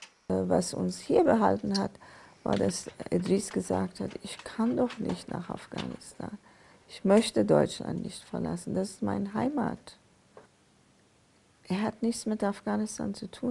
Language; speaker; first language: German; non-native, fluent; Persian